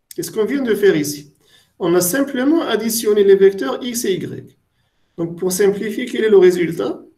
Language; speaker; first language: French; non-native, local second language; Arabic